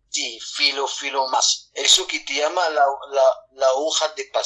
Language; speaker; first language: Spanish; non-native, learner; Arabic